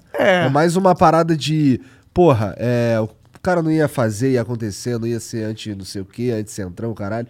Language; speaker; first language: Portuguese; native; Portuguese